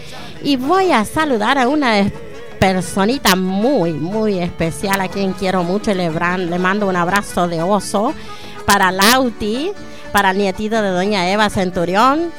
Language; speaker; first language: Spanish; native; Spanish